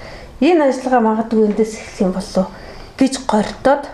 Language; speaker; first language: Mongolian; native; Mongolian